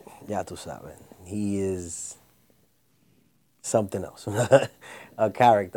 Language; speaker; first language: English; early bilingual, other home language; Spanish